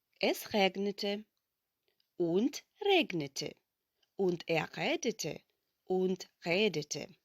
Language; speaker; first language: German; non-native, fluent; Ukrainian